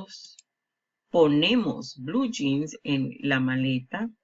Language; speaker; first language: Spanish; non-native, fluent; English